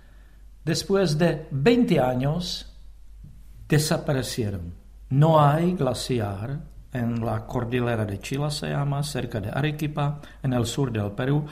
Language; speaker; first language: Spanish; non-native, fluent; Czech